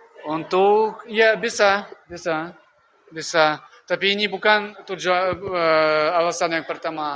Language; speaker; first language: Indonesian; non-native, learner; Russian